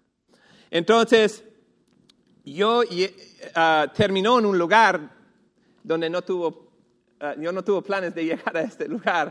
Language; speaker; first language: Spanish; non-native, fluent; English